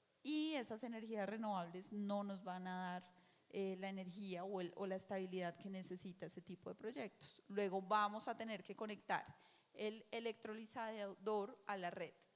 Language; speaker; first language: Spanish; native; Spanish